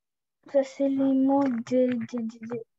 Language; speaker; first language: French; non-native, learner; Russian